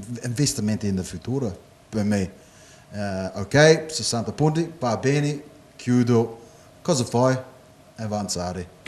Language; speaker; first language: Italian; non-native, learner; English